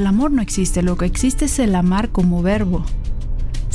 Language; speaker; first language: Spanish; native; Spanish